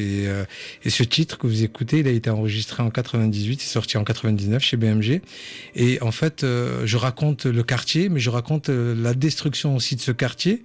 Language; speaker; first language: French; native; French